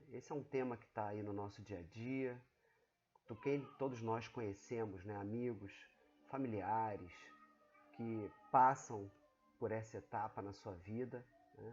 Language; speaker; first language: Portuguese; native; Portuguese